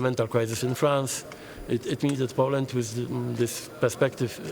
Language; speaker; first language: English; non-native, fluent; Polish